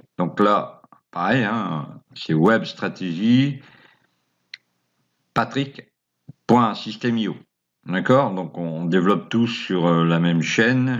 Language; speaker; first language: French; native; French